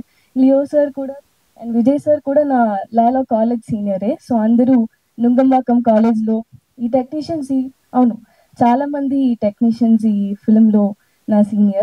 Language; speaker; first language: Telugu; non-native, learner; Tamil